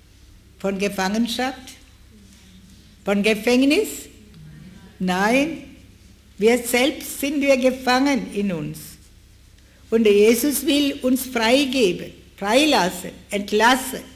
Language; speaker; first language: German; non-native, fluent; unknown